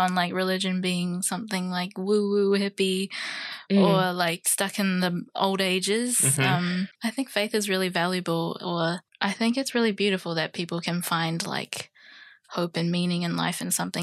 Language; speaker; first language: English; native; English